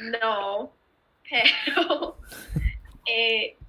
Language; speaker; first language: Spanish; non-native, learner; English